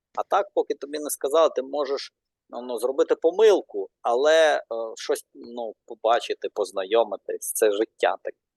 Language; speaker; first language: Ukrainian; non-native, local second language; Russian